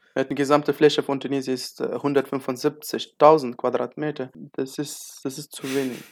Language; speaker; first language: German; non-native, learner; Arabic